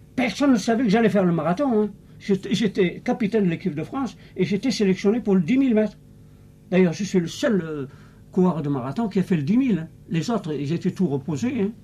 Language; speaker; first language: French; non-native, local second language; Arabic